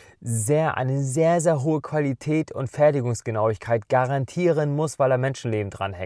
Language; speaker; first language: German; native; German